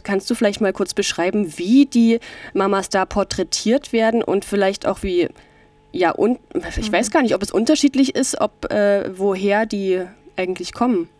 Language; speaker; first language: German; native; German